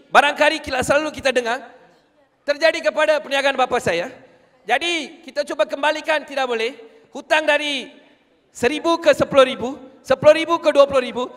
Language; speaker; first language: Malay; non-native, local second language; Tamil